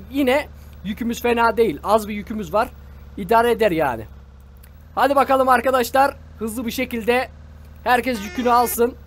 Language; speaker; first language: Turkish; native; Turkish